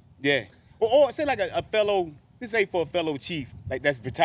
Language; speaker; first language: English; native; English